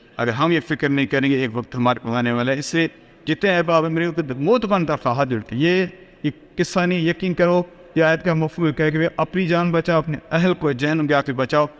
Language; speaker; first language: Urdu; non-native, local second language; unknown